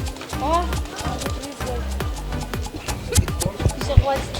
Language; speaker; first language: Russian; non-native, local second language; Tajik